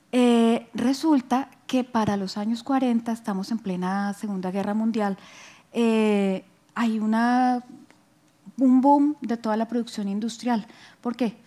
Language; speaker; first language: Spanish; native; Spanish